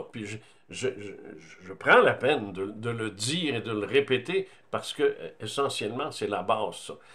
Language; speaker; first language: French; native; French